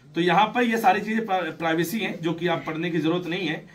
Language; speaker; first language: Hindi; native; Hindi